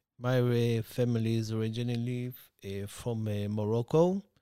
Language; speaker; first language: English; non-native, learner; Hebrew